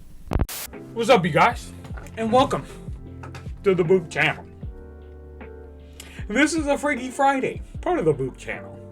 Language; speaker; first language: English; native; English